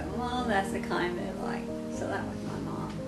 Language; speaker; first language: English; native; English